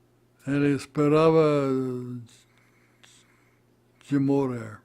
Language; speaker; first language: Portuguese; non-native, fluent; English